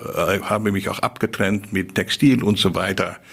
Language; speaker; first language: German; non-native, fluent; Dutch